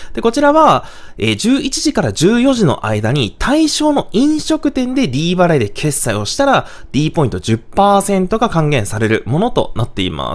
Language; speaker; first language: Japanese; native; Japanese